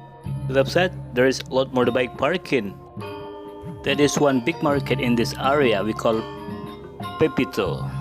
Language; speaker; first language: English; non-native, learner; Indonesian